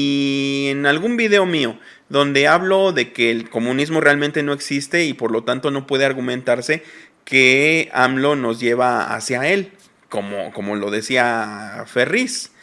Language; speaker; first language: Spanish; native; Spanish